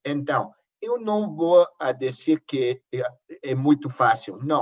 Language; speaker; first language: Portuguese; non-native, learner; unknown